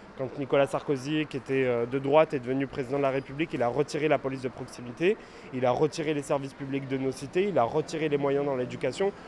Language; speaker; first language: French; native; French